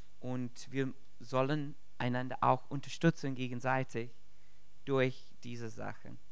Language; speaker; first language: German; non-native, learner; English